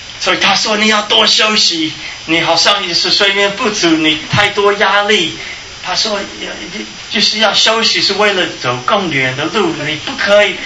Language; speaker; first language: Chinese; non-native, fluent; English